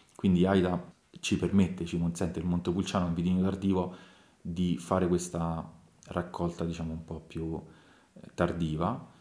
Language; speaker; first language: Italian; native; Italian